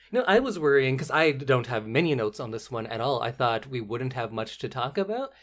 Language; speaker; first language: English; native; English